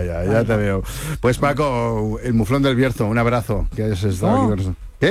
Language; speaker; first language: Spanish; native; Spanish